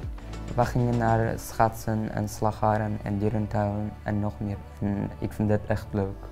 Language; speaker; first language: Dutch; non-native, learner; Turkish